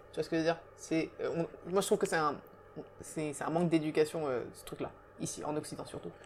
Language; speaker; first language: French; early bilingual, other home language; Japanese